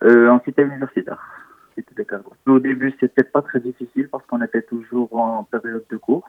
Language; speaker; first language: French; non-native, local second language; Arabic